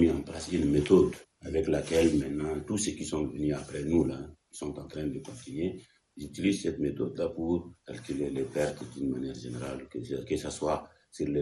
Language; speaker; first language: French; non-native, local second language; Arabic